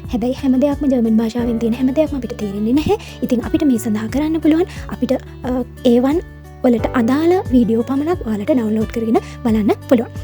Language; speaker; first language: Sinhala; native; Sinhala